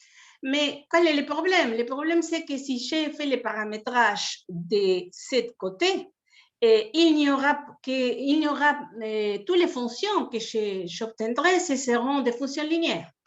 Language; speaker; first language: French; non-native, fluent; Spanish